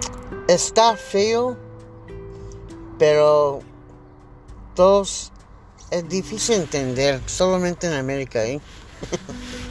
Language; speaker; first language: Spanish; early bilingual, heritage; English